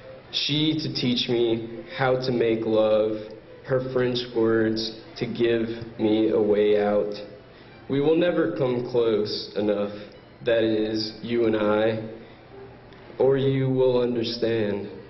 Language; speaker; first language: English; native; English